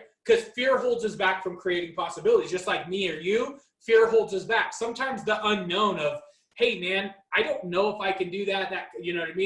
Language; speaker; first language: English; native; English